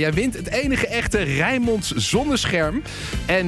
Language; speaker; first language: Dutch; native; Dutch